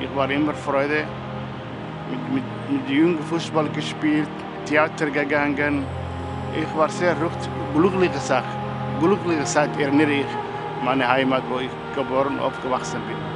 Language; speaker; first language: German; non-native, learner; Somali